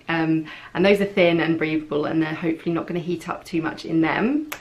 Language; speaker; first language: English; native; English